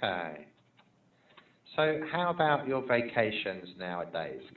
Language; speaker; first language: English; non-native, fluent; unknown